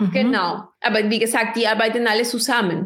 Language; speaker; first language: German; non-native, fluent; Spanish